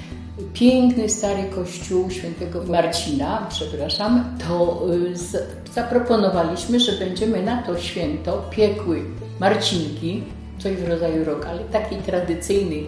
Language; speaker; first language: Polish; native; Polish